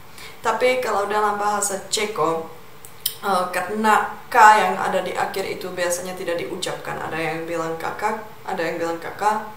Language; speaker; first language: Indonesian; non-native, fluent; Czech